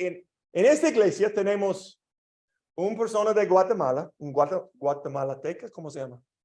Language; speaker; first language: Spanish; non-native, learner; English